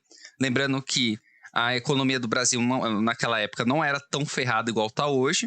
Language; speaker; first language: Portuguese; native; Portuguese